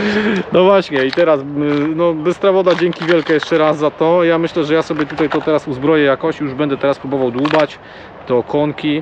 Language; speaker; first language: Polish; native; Polish